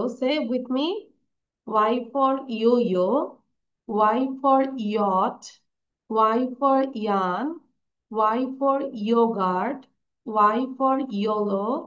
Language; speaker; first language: English; non-native, learner; Bangla